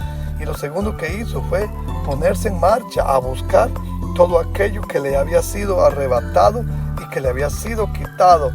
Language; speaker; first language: Spanish; native; Spanish